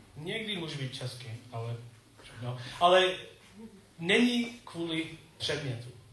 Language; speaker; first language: Czech; non-native, learner; English